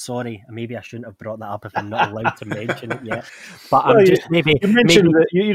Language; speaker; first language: English; native; English